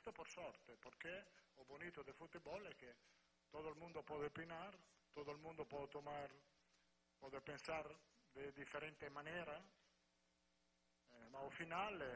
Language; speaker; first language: Portuguese; non-native, fluent; Spanish